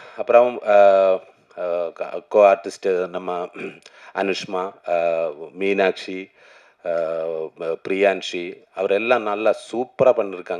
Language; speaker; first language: Tamil; non-native, learner; Malayalam